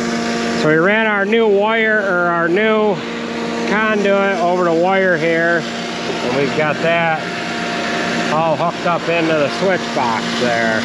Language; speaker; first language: English; native; English